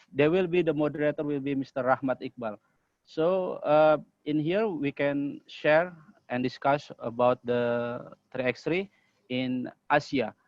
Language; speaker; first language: English; non-native, learner; Indonesian